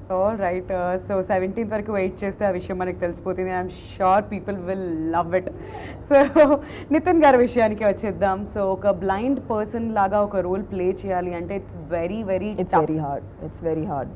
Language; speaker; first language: Telugu; native; Telugu